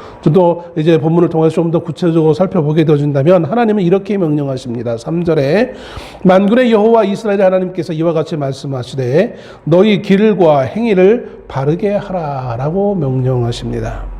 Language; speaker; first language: Korean; native; Korean